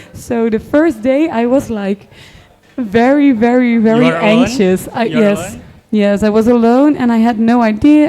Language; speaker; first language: English; non-native, fluent; Dutch